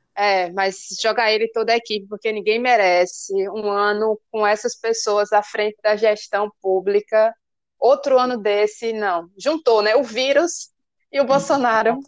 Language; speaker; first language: Portuguese; native; Portuguese